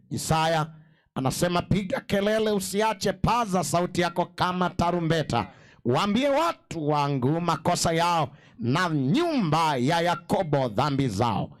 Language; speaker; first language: Swahili; non-native, local second language; Gusii